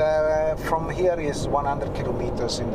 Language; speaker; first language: English; non-native, learner; Italian